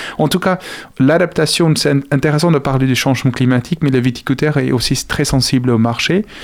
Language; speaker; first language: French; non-native, fluent; Afrikaans